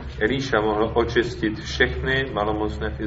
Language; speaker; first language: Czech; native; Czech